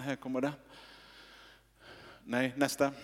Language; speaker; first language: Swedish; non-native, fluent; English